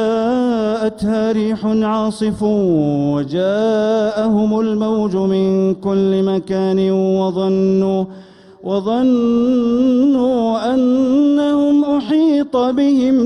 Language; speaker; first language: Arabic; native; Arabic